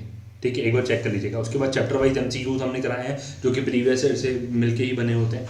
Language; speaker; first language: Hindi; native; Hindi